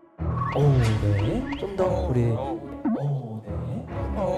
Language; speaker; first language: Korean; native; Korean